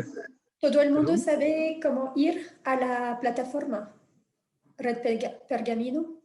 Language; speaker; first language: Spanish; non-native, fluent; French